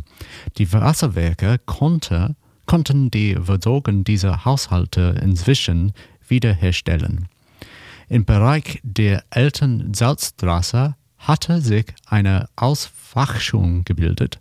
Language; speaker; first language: German; non-native, learner; English